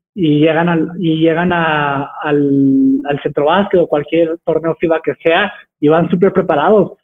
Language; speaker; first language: Spanish; native; Spanish